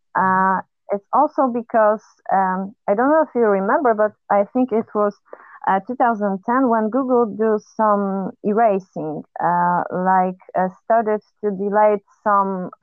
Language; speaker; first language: English; non-native, fluent; Polish